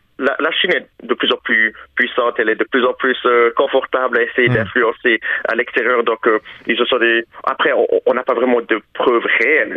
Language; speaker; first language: French; native; French